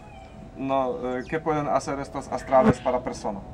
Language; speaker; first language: Spanish; non-native, learner; Polish